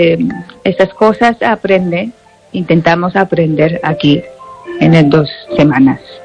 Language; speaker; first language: Spanish; non-native, learner; Japanese